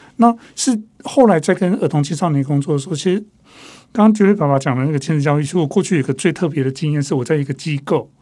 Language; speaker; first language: Chinese; non-native, local second language; Min Nan Chinese